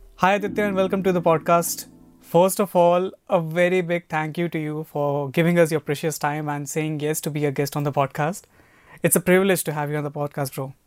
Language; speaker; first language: English; non-native, local second language; Hindi